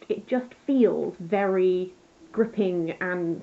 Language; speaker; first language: English; native; English